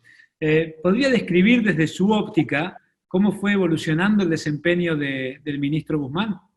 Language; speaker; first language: Spanish; native; Spanish